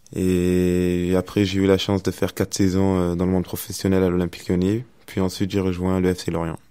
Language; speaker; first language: French; native; French